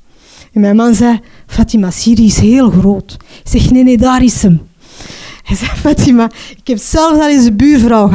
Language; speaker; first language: Dutch; non-native, local second language; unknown